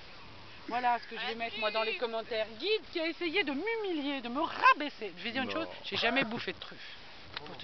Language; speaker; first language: French; native; French